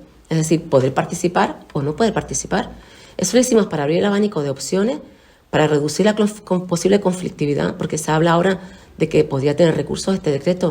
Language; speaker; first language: Spanish; native; Spanish